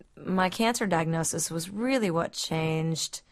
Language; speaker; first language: English; native; English